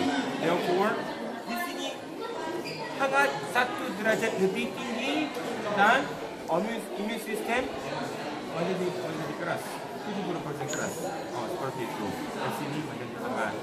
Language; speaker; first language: Indonesian; non-native, learner; Korean